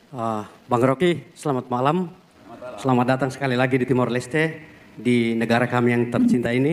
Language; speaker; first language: Indonesian; non-native, fluent; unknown